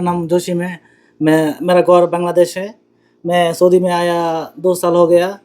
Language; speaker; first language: Hindi; non-native, local second language; Bangla